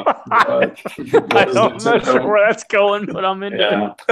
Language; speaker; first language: English; native; English